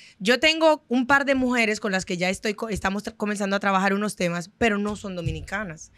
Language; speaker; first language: Spanish; non-native, fluent; Haitian Creole